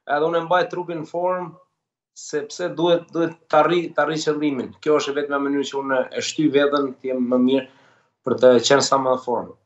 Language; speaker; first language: Albanian; native; Albanian